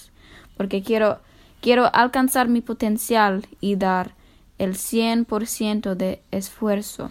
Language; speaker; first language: Spanish; non-native, fluent; English